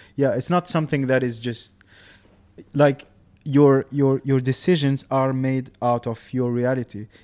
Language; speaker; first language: English; non-native, fluent; Arabic